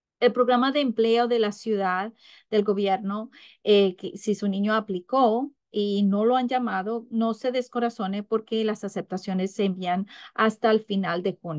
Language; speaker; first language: Spanish; early bilingual, heritage; English